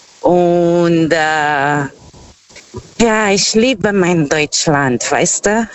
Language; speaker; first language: German; non-native, fluent; Portuguese